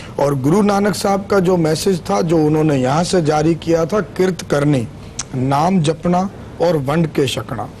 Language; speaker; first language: Urdu; non-native, local second language; Punjabi